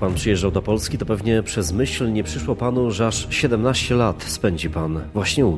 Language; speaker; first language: Polish; native; Polish